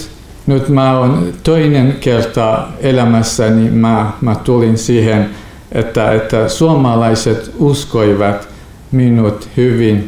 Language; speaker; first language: Finnish; non-native, fluent; Kurdish